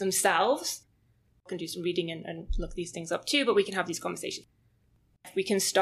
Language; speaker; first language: English; native; English